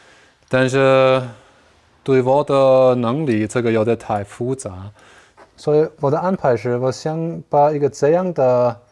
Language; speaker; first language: Chinese; non-native, learner; German